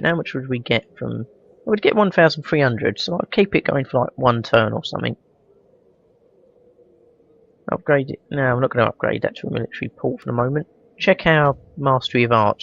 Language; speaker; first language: English; native; English